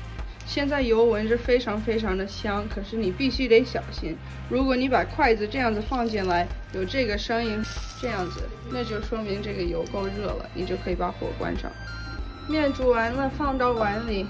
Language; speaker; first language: Chinese; early bilingual, heritage; Chinese